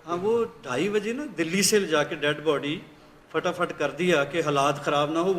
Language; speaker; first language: Hindi; non-native, local second language; Punjabi